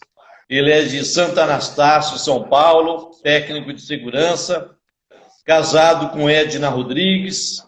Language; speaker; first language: Portuguese; native; Portuguese